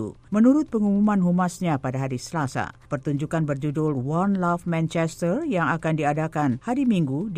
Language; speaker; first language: Indonesian; native; Indonesian